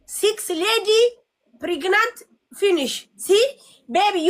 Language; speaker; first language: English; non-native, learner; Amharic